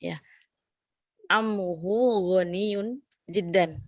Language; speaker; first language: Arabic; non-native, learner; Indonesian